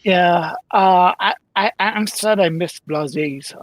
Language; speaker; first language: English; native; English